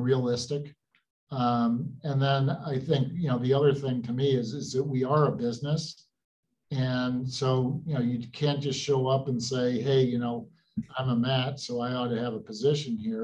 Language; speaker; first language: English; native; English